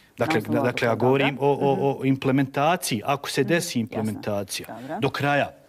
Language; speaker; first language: Bosnian; native; Bosnian